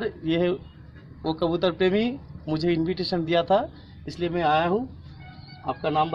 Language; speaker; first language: Hindi; non-native, local second language; Bangla